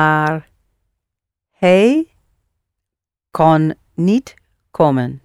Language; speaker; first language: Dutch; non-native, learner; English